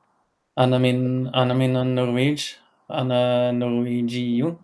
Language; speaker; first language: Arabic; non-native, learner; Norwegian